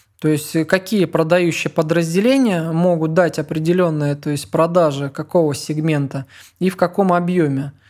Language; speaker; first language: Russian; native; Russian